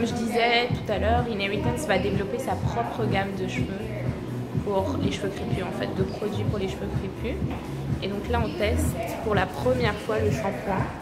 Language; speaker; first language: French; native; French